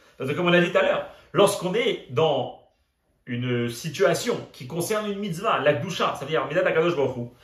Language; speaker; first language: French; native; French